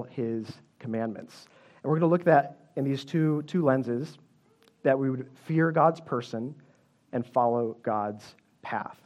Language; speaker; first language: English; native; English